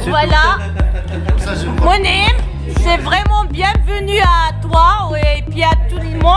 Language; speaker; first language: French; native; French